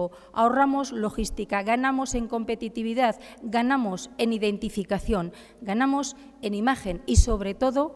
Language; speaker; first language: Spanish; native; Spanish